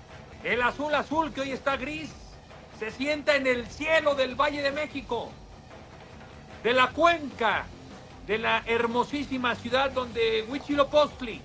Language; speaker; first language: Spanish; native; Spanish